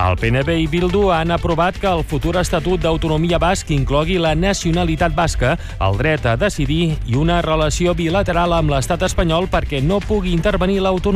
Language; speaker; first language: Catalan; native; Catalan